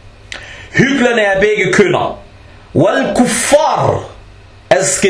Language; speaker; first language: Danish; early bilingual, other home language; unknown